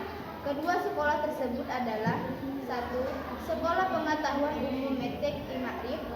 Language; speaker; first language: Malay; non-native, local second language; Madurese